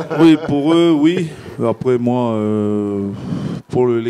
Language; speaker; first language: French; non-native, fluent; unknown